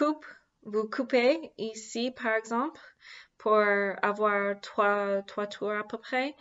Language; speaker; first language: French; non-native, learner; English